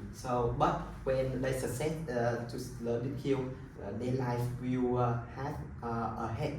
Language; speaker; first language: English; non-native, learner; Vietnamese